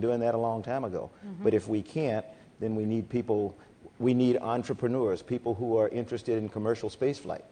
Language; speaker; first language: English; native; English